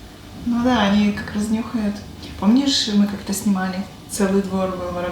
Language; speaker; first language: Russian; native; Russian